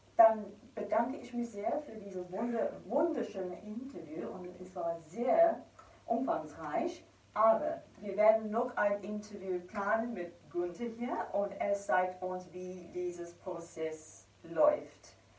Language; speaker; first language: German; non-native, learner; English